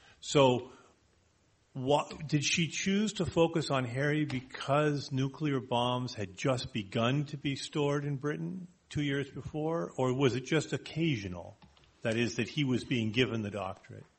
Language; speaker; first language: English; native; English